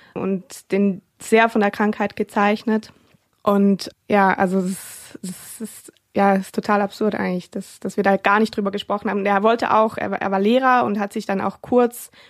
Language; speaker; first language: German; native; German